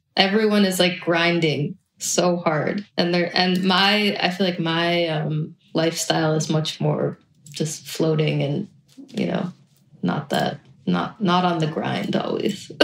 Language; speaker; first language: English; native; English